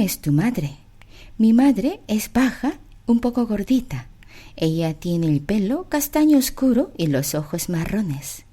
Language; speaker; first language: Spanish; non-native, fluent; Korean